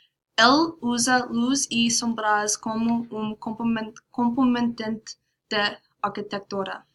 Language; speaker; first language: Portuguese; non-native, learner; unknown